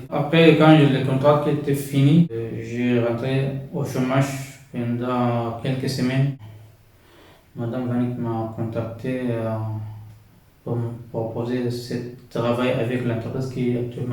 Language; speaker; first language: French; non-native, fluent; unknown